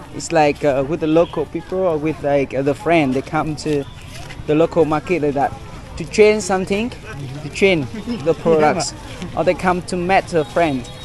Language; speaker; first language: English; non-native, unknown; Vietnamese